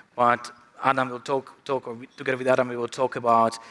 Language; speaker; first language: English; non-native, fluent; Slovak